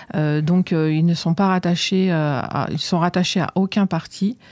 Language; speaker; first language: French; native; French